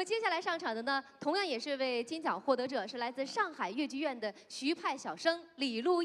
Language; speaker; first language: Chinese; native; Chinese